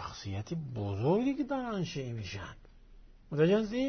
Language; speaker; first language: Persian; non-native, fluent; Arabic